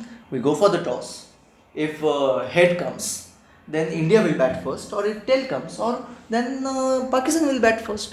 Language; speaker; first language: English; non-native, local second language; Hindi